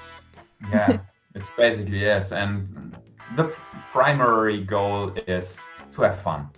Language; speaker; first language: English; non-native, fluent; German